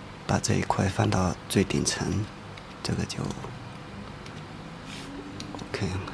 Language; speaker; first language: Chinese; native; Chinese